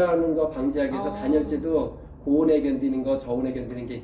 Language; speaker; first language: Korean; native; Korean